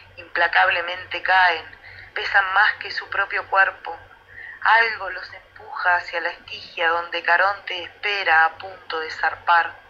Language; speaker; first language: Spanish; native; Spanish